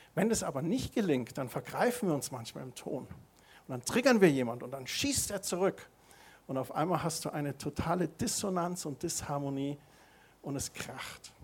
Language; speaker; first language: German; native; German